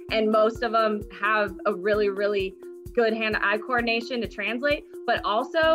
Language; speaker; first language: English; native; English